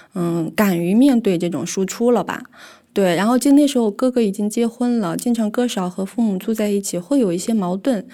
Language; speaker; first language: Chinese; native; Chinese